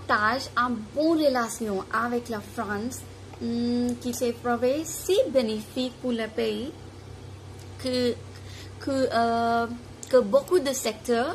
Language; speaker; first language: French; non-native, fluent; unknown